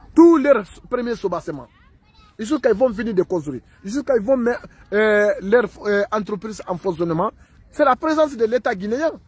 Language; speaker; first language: French; non-native, local second language; Mandingo